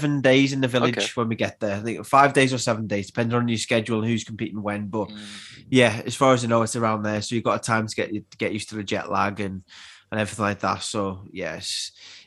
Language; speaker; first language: English; native; English